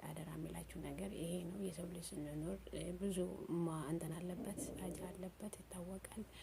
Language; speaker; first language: Amharic; non-native, local second language; Oromo